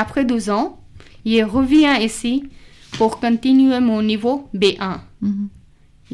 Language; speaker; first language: French; non-native, learner; Urdu